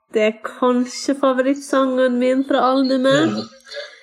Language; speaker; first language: Norwegian; non-native, fluent; English